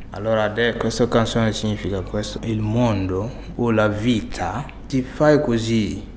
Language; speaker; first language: Italian; non-native, fluent; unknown